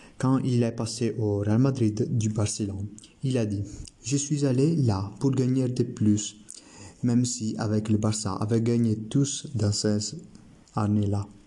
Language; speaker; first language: French; non-native, learner; Italian